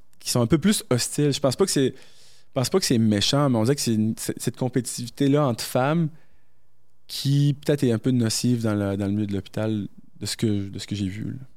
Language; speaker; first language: French; early bilingual, other home language; Arabic